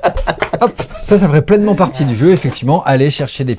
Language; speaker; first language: French; native; French